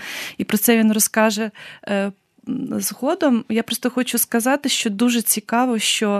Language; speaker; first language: Ukrainian; native; Ukrainian